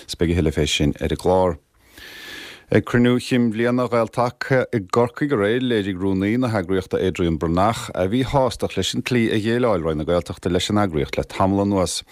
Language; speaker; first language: Irish; native; Irish